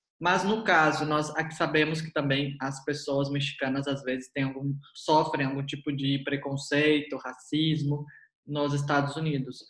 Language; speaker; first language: Portuguese; native; Portuguese